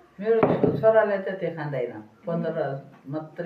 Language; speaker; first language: Nepali; non-native, local second language; Newari